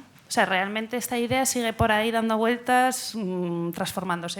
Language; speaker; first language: Spanish; native; Spanish